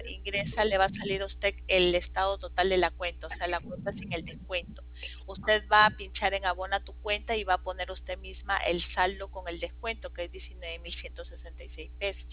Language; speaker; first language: Spanish; native; Spanish